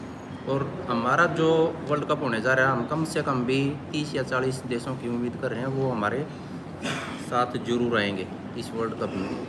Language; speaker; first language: Hindi; native; Hindi